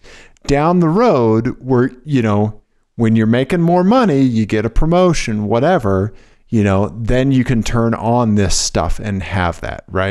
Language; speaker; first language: English; native; English